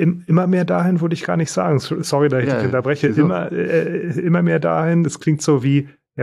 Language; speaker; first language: German; native; German